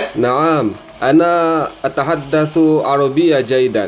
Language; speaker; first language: Arabic; non-native, learner; Indonesian